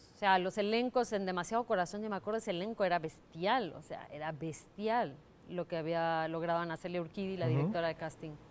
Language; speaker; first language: Spanish; native; Spanish